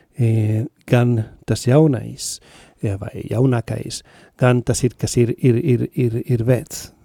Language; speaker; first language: Latvian; non-native, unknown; Spanish